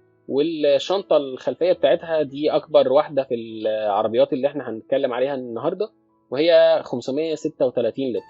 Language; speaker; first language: Arabic; native; Arabic